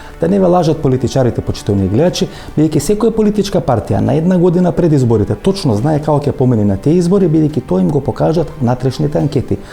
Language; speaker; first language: Macedonian; native; Macedonian